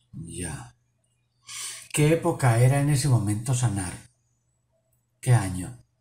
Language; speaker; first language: Spanish; native; Spanish